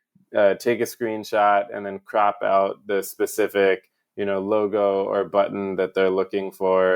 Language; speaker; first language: English; native; English